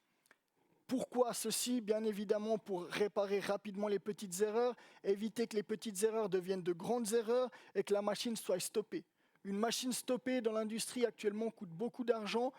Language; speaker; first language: French; native; French